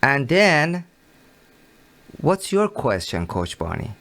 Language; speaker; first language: English; non-native, learner; Persian